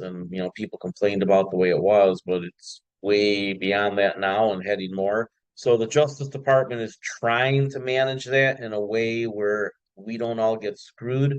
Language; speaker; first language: English; native; English